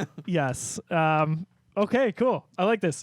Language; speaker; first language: English; native; English